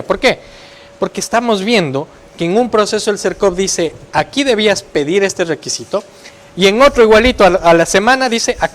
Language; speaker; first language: Spanish; native; Spanish